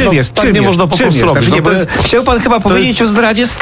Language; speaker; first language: Polish; native; Polish